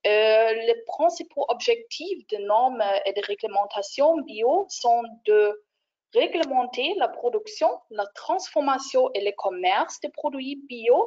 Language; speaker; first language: French; non-native, fluent; German